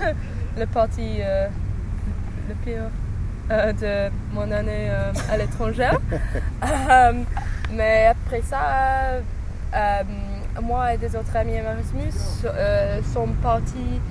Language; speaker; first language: French; non-native, learner; English